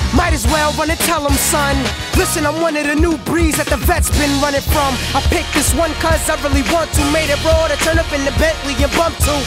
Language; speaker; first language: English; native; English